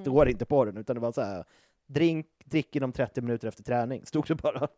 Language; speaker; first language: Swedish; native; Swedish